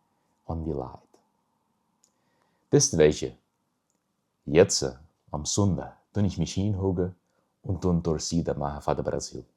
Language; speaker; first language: German; early bilingual, heritage; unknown